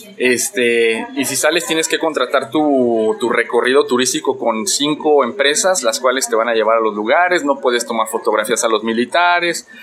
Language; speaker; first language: Spanish; native; Spanish